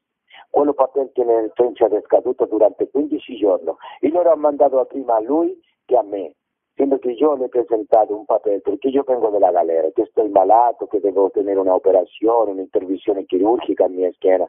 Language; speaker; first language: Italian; non-native, learner; Spanish